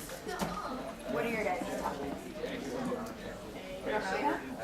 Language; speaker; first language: English; native; English